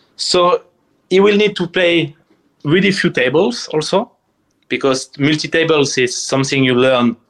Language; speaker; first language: English; non-native, fluent; French